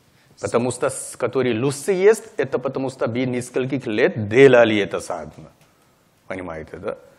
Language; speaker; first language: Russian; non-native, learner; Hindi